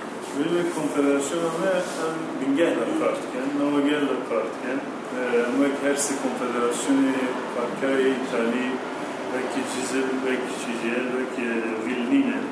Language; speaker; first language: Italian; non-native, learner; Kurdish